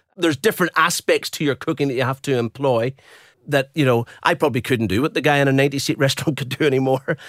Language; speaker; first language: English; native; English